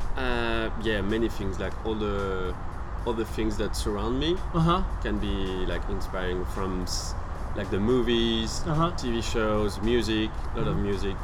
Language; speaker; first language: English; non-native, fluent; French